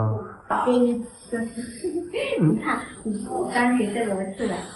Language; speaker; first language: Chinese; non-native, learner; Lao